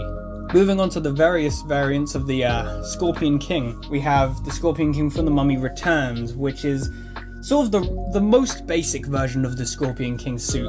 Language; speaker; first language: English; native; English